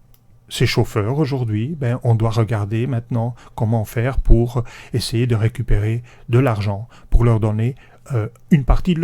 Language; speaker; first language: French; native; French